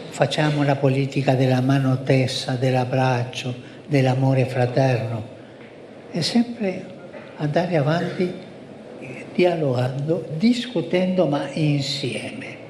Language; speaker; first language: Italian; non-native, fluent; Spanish